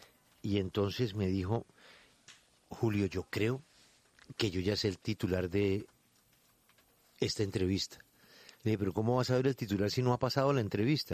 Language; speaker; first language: Spanish; native; Spanish